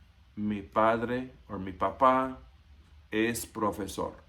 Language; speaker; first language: Spanish; non-native, fluent; English